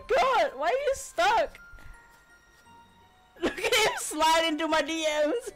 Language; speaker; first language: English; native; English